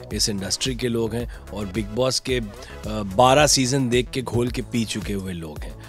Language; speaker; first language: Hindi; native; Hindi